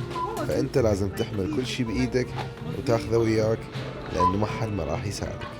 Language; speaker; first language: Arabic; native; Arabic